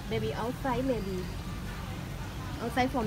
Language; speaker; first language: English; non-native, learner; Thai